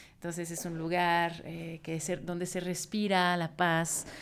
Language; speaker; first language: Spanish; non-native, fluent; French